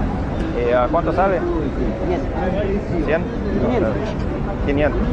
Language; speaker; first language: Spanish; non-native, fluent; English